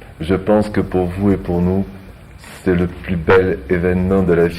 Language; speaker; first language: French; native; French